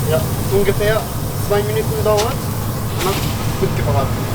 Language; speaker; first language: German; non-native, learner; Turkish